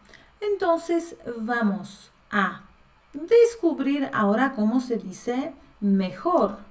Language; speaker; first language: Spanish; non-native, fluent; Polish